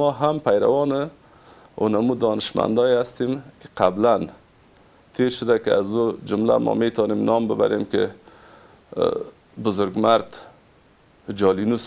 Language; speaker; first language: Persian; native; Persian